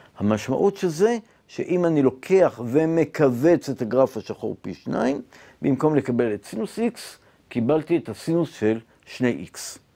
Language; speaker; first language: Hebrew; native; Hebrew